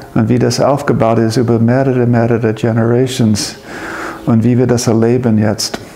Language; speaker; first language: German; non-native, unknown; English